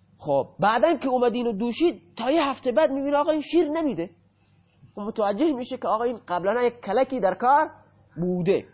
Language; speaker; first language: Persian; native; Persian